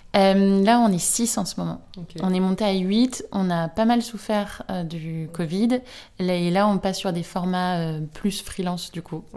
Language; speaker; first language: French; native; French